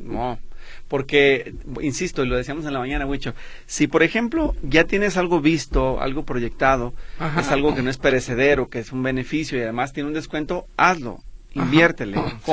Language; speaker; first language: Spanish; native; Spanish